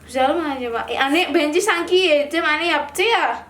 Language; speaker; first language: Turkish; non-native, learner; Indonesian